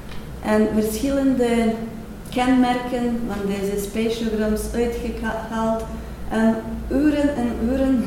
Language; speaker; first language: Dutch; non-native, fluent; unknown